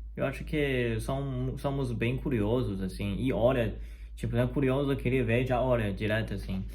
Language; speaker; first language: Portuguese; non-native, fluent; Chinese